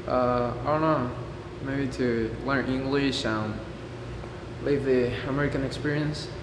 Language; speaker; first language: English; non-native, fluent; Spanish